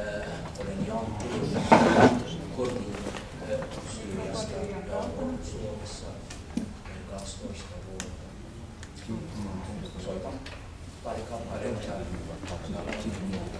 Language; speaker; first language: Finnish; non-native, fluent; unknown